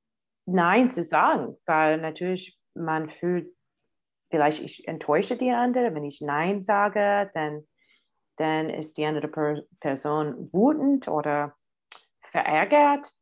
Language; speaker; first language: German; non-native, fluent; English